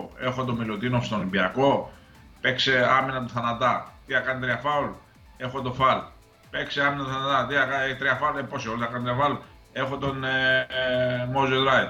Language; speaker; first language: Greek; native; Greek